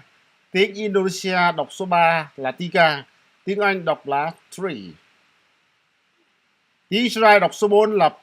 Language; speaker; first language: Vietnamese; non-native, local second language; Jarai